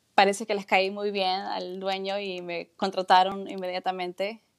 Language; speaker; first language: Spanish; native; Spanish